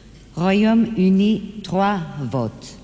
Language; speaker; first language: French; non-native, fluent; German